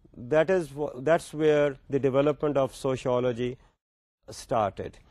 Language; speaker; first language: English; non-native, local second language; Urdu